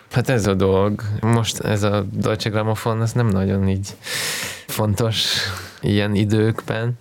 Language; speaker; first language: Hungarian; non-native, fluent; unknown